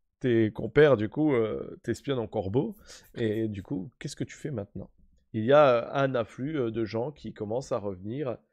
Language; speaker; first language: French; native; French